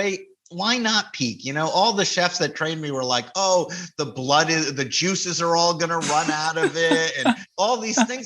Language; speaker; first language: English; native; English